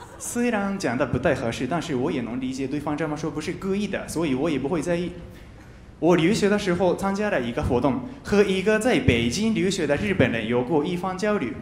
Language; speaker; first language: Chinese; non-native, fluent; Japanese